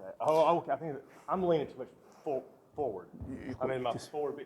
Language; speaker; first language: English; native; English